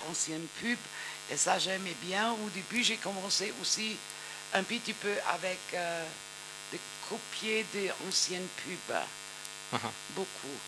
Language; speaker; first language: French; non-native, learner; German